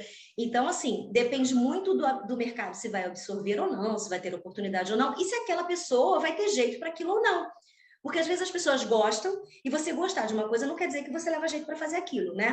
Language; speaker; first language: Portuguese; native; Portuguese